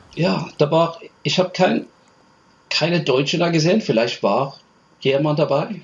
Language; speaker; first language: German; non-native, fluent; Norwegian